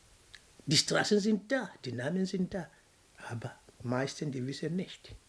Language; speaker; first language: German; non-native, fluent; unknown